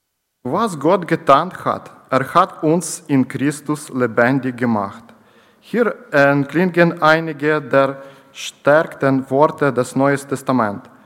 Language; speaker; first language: German; non-native, learner; Ukrainian